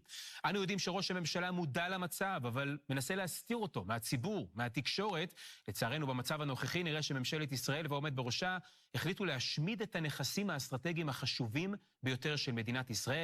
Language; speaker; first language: Hebrew; native; Hebrew